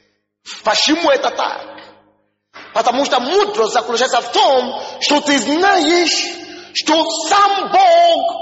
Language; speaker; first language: Russian; non-native, fluent; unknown